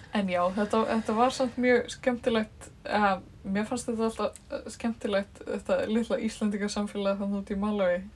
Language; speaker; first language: Icelandic; native; Icelandic